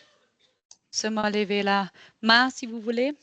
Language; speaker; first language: French; non-native, local second language; German